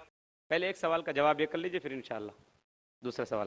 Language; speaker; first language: Hindi; native; Hindi